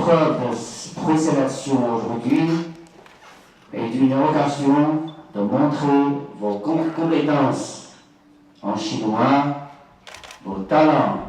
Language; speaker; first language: French; non-native, fluent; Chinese